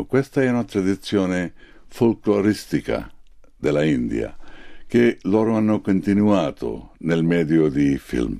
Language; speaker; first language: Italian; non-native, fluent; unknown